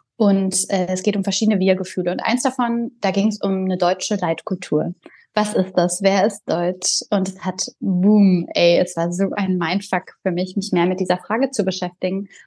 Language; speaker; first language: German; early bilingual, other home language; Bulgarian